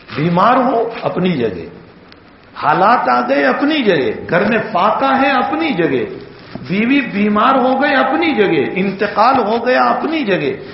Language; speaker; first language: Urdu; native; Urdu